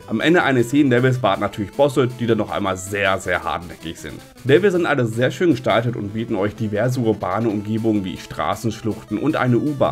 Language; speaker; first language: German; native; German